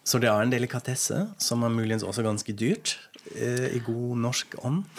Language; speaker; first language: Norwegian; non-native, fluent; German